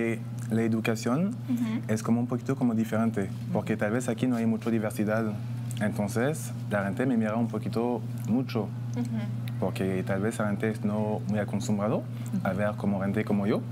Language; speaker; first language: Spanish; non-native, fluent; French